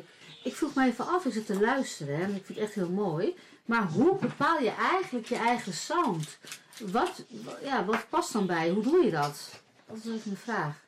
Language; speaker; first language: Dutch; native; Dutch